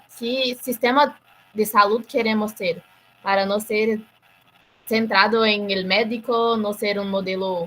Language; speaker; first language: Spanish; non-native, learner; Portuguese